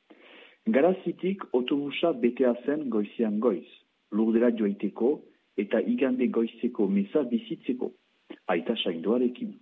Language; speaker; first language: Basque; native; Basque